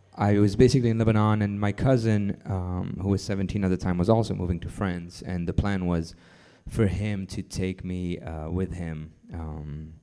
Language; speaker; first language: English; non-native, fluent; French